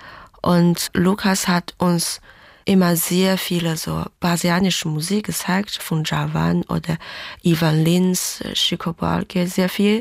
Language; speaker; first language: German; non-native, fluent; Chinese